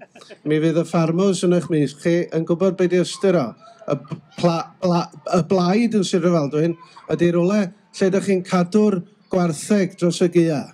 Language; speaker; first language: Welsh; native; Welsh